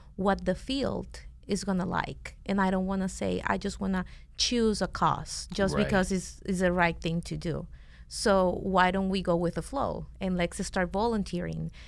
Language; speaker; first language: English; non-native, fluent; Spanish